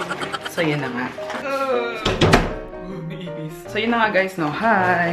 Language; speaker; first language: Filipino; native; Filipino